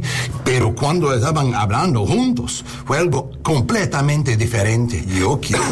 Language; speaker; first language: Spanish; non-native, learner; English